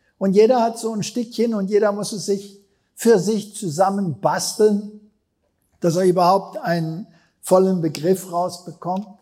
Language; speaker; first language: German; non-native, fluent; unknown